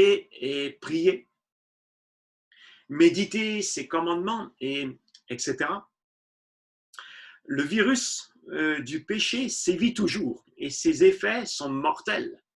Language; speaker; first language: French; native; French